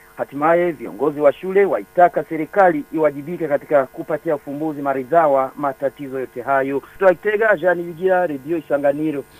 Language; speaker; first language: Swahili; non-native, local second language; Rundi